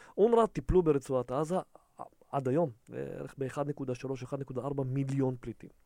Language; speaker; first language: Hebrew; early bilingual, other home language; Russian